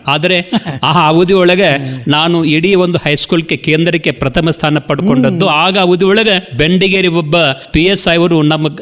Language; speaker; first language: Kannada; native; Kannada